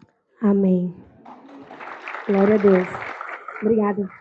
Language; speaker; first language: Portuguese; native; Portuguese